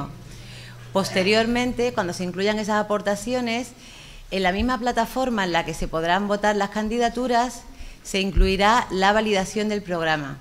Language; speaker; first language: Spanish; native; Spanish